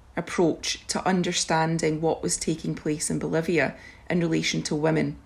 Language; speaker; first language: English; native; English